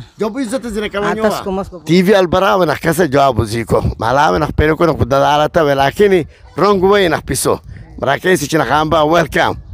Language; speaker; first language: Swahili; native; Swahili